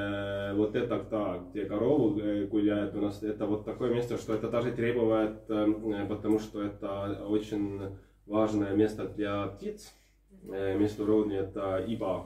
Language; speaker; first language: Russian; non-native, fluent; Estonian